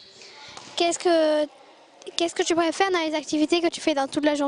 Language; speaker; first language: French; native; French